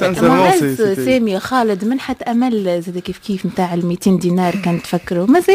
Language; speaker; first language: Arabic; native; Arabic